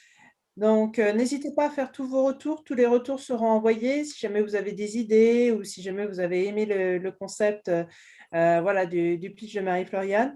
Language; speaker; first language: French; native; French